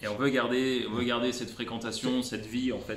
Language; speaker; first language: French; native; French